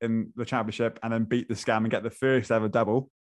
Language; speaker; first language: English; native; English